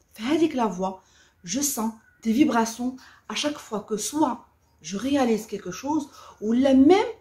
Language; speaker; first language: French; non-native, local second language; Arabic